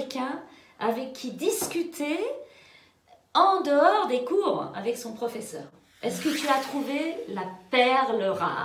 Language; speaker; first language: French; native; French